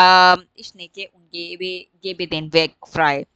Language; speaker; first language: German; non-native, fluent; Hindi